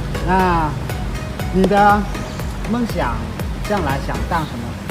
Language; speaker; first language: Chinese; non-native, learner; Lao